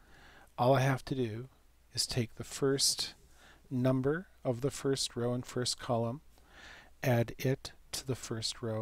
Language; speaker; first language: English; native; English